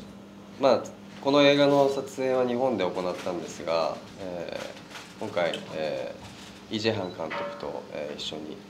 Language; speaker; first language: Japanese; native; Japanese